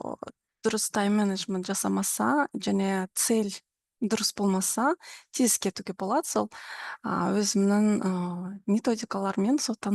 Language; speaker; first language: Kazakh; non-native, local second language; Russian